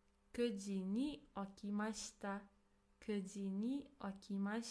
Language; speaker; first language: Japanese; non-native, fluent; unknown